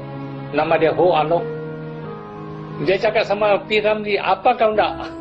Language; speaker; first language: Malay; non-native, local second language; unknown